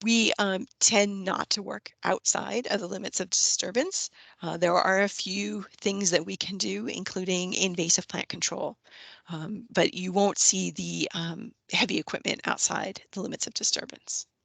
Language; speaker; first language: English; native; English